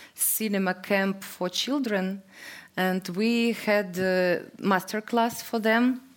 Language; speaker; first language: English; non-native, fluent; Ukrainian